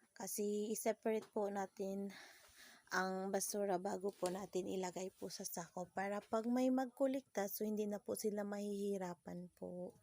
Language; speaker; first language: Filipino; non-native, local second language; Cebuano